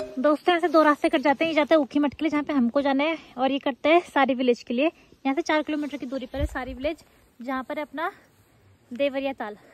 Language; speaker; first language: Hindi; native; Hindi